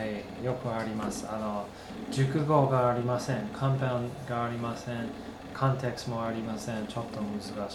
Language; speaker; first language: Japanese; non-native, fluent; English